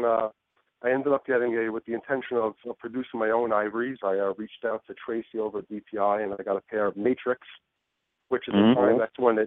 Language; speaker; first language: English; native; English